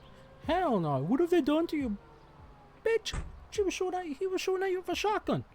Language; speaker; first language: English; native; English